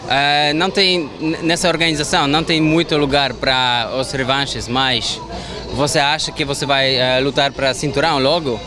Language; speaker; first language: Portuguese; non-native, learner; Polish